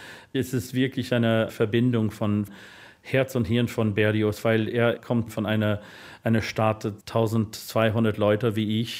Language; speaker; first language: German; non-native, learner; English